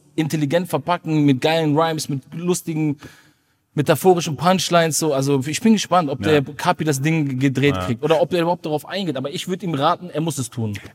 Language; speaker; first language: German; native; German